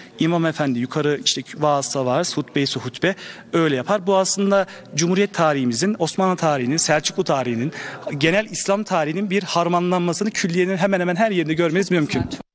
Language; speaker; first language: Turkish; native; Turkish